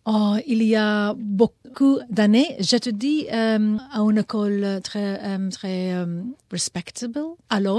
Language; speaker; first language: French; non-native, learner; Maltese